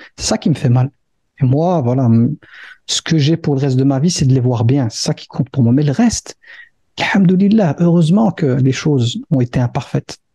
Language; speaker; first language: French; early bilingual, other home language; Arabic